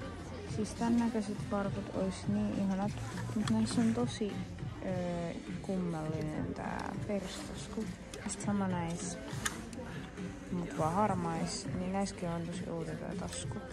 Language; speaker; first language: Finnish; native; Finnish